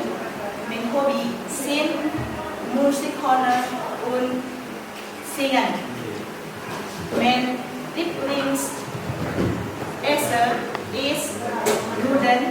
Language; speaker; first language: German; non-native, learner; Indonesian